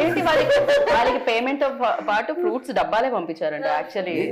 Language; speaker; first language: Telugu; native; Telugu